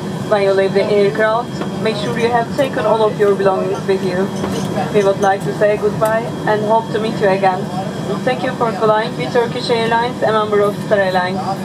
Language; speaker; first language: English; non-native, fluent; Turkish